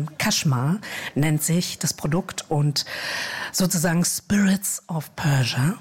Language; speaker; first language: German; native; German